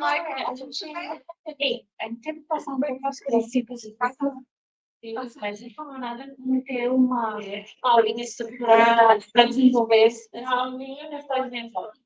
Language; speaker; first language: Portuguese; early bilingual, heritage; Portuguese